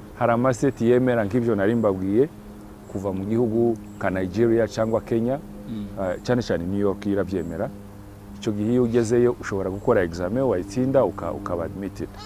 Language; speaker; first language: Kinyarwanda; native; Kinyarwanda